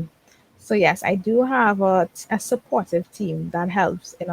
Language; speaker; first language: English; native; English